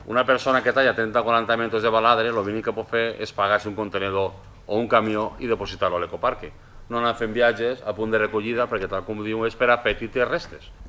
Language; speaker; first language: Catalan; native; Catalan